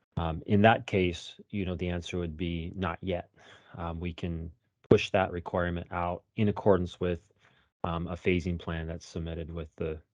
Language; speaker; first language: English; native; English